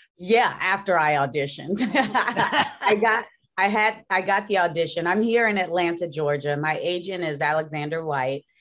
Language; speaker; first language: English; native; English